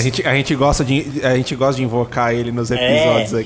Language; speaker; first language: Portuguese; native; Portuguese